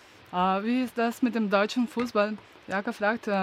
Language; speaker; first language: German; non-native, learner; Slovenian